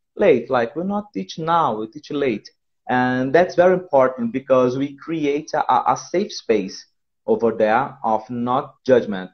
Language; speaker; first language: English; non-native, fluent; Portuguese